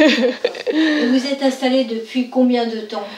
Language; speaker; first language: French; native; French